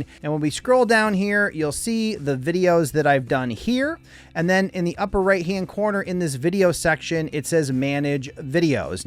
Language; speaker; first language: English; native; English